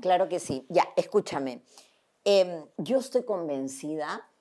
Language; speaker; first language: Spanish; native; Spanish